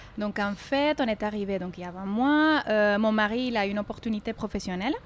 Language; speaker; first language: French; non-native, fluent; Spanish